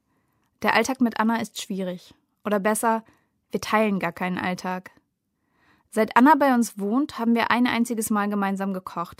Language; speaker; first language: German; native; German